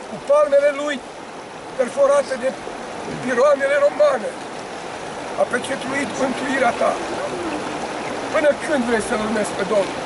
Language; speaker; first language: Romanian; native; Romanian